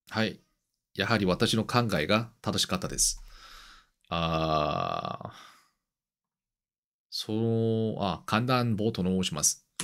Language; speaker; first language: Japanese; non-native, learner; Korean